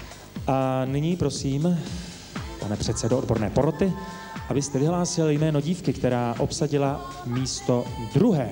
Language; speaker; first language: Czech; native; Czech